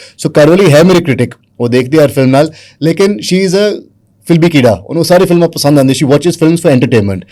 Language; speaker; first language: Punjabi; early bilingual, heritage; Punjabi